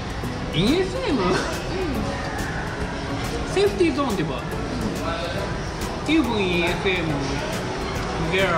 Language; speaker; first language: English; non-native, learner; Japanese